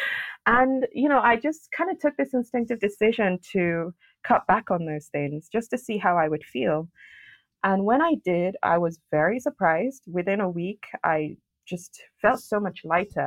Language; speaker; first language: English; non-native, local second language; Yoruba